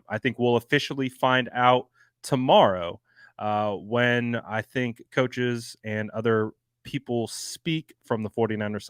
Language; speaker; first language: English; native; English